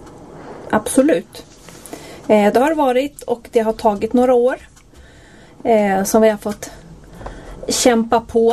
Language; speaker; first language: Swedish; native; Swedish